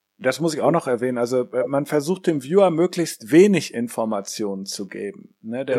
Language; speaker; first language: German; native; German